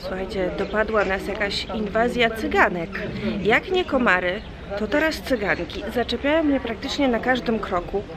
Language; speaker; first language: Polish; native; Polish